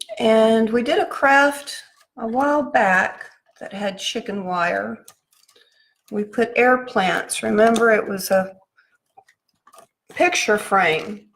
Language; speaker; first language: English; native; English